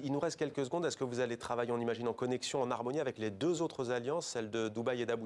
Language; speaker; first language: French; native; French